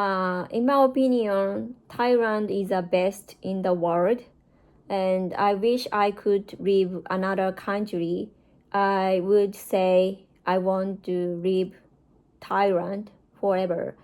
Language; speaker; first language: English; non-native, learner; Japanese